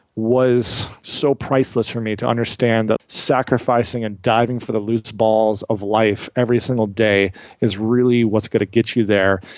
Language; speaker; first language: English; native; English